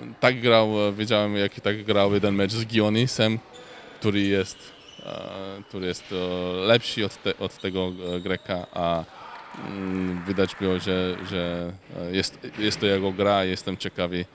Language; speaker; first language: Polish; non-native, fluent; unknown